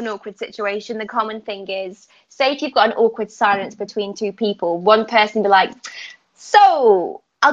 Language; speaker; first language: English; native; English